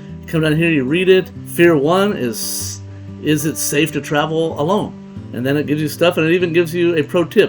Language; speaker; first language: English; native; English